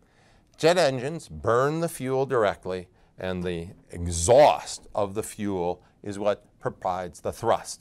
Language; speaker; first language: English; native; English